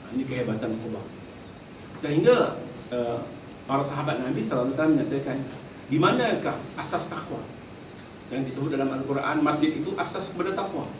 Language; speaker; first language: Malay; native; Malay